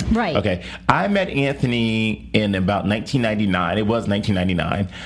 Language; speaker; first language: English; native; English